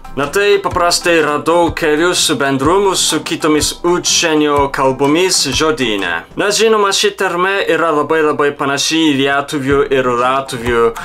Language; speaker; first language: Lithuanian; non-native, fluent; Japanese